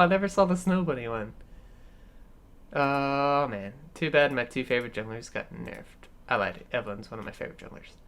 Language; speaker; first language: English; native; English